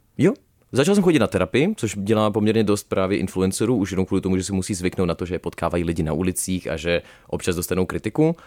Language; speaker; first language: Czech; early bilingual, other home language; Russian